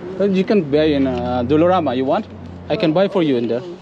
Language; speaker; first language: English; non-native, learner; Filipino